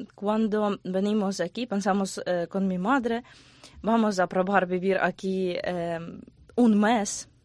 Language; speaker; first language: Spanish; non-native, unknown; Ukrainian